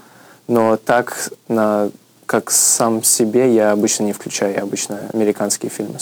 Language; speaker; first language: Russian; early bilingual, heritage; Russian